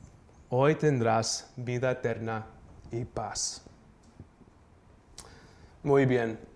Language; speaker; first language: Spanish; early bilingual, heritage; Spanish